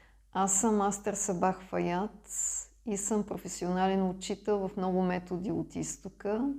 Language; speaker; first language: Bulgarian; non-native, fluent; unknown